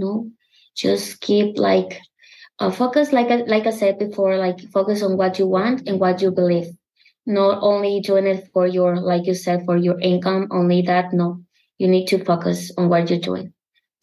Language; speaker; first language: English; non-native, fluent; Spanish